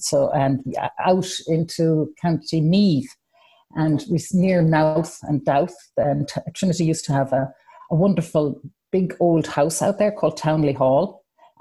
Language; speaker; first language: English; native; English